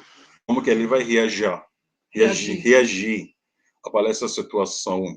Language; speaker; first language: Portuguese; non-native, learner; Hindi